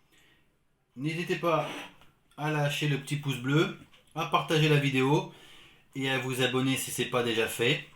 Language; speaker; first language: French; native; French